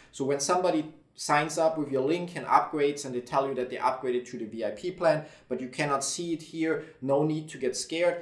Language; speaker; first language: English; non-native, fluent; German